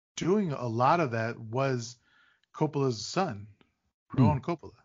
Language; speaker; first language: English; native; English